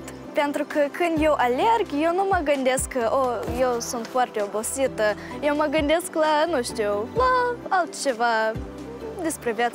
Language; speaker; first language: Romanian; early bilingual, heritage; Romanian